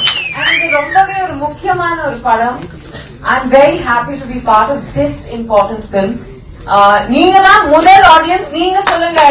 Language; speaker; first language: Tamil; non-native, fluent; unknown